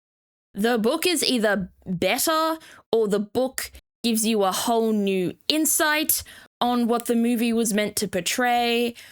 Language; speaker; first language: English; native; English